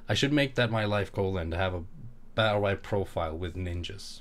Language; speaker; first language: English; non-native, fluent; Swedish